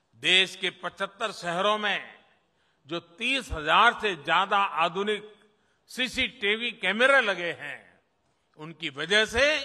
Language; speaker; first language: Hindi; non-native, local second language; Gujarati